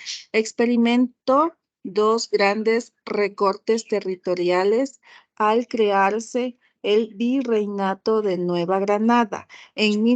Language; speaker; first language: Spanish; native; Spanish